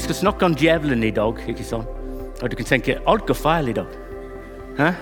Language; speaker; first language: Norwegian; non-native, fluent; English